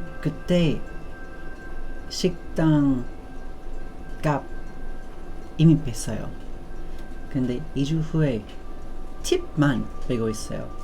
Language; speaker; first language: Korean; non-native, learner; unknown